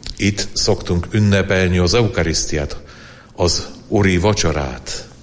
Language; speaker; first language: Hungarian; non-native, fluent; Polish